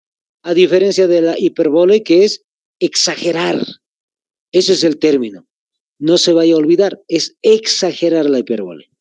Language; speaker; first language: Spanish; native; Spanish